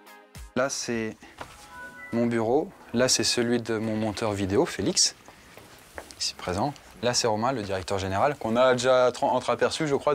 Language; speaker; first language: French; native; French